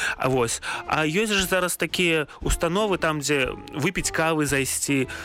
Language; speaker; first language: Belarusian; native; Belarusian